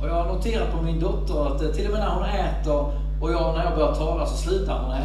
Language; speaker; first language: Swedish; native; Swedish